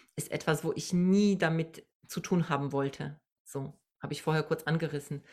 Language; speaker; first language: German; non-native, fluent; Polish